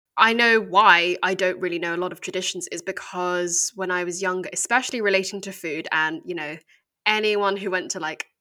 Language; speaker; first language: English; native; English